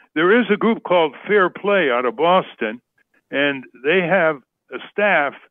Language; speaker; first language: English; native; English